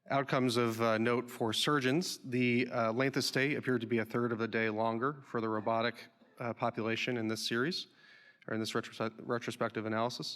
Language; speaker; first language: English; native; English